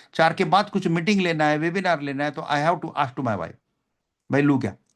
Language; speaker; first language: Hindi; native; Hindi